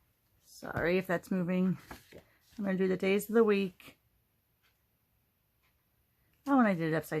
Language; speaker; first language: English; native; English